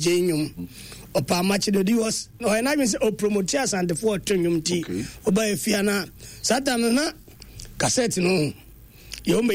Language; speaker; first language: English; non-native, local second language; Akan